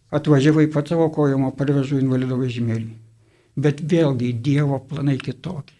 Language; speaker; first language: Lithuanian; native; Lithuanian